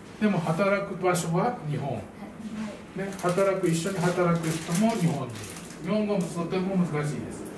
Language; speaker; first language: Japanese; native; Japanese